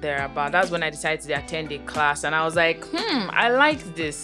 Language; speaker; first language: English; non-native, local second language; Yoruba